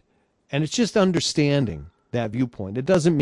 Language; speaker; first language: English; native; English